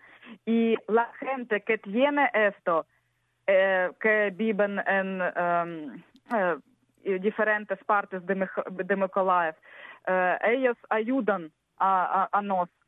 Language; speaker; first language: Spanish; non-native, learner; Ukrainian